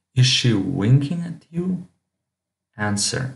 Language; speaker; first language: English; non-native, fluent; Russian